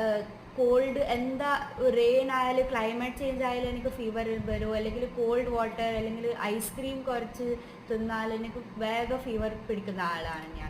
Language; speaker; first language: Malayalam; early bilingual, heritage; Malayalam